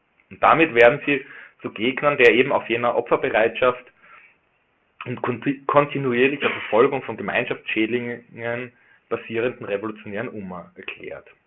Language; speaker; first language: German; native; German